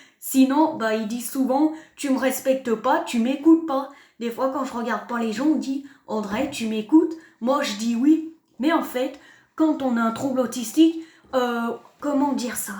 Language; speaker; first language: French; native; French